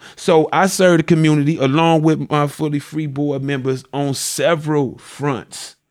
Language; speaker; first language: English; native; English